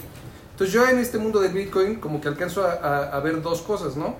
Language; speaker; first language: Spanish; native; Spanish